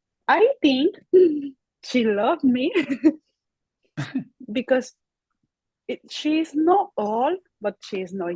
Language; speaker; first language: English; non-native, learner; Spanish